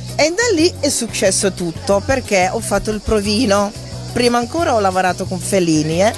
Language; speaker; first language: Italian; non-native, fluent; Dutch